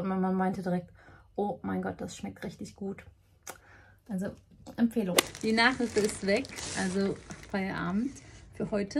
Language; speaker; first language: German; early bilingual, other home language; Turkish